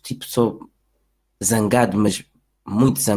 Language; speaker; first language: Portuguese; early bilingual, heritage; Portuguese